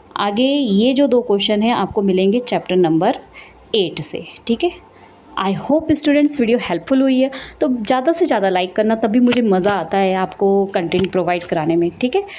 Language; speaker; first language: Hindi; native; Hindi